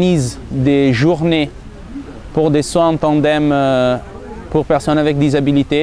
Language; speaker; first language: French; non-native, fluent; Italian